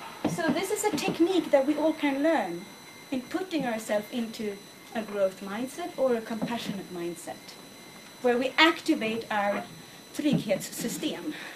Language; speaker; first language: English; non-native, fluent; Swedish